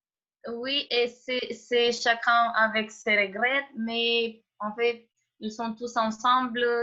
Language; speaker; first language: French; non-native, fluent; Romanian